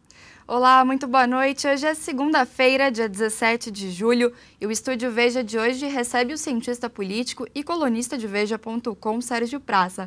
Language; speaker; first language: Portuguese; native; Portuguese